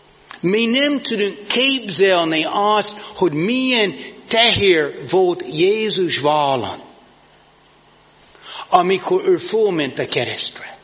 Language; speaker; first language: Hungarian; non-native, learner; English